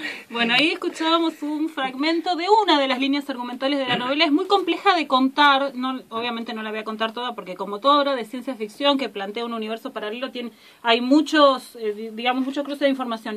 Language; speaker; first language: Spanish; native; Spanish